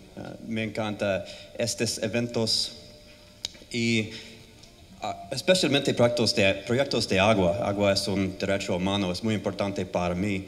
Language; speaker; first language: Spanish; non-native, learner; English